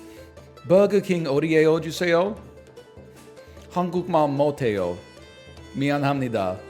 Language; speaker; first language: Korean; non-native, learner; English